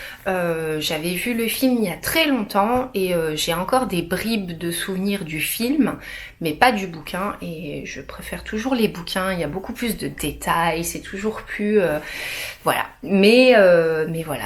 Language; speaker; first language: French; native; French